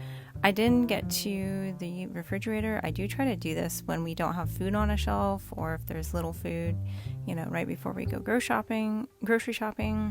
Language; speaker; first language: English; native; English